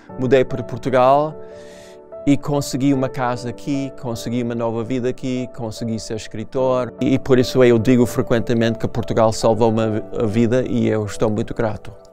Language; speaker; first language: Portuguese; non-native, fluent; English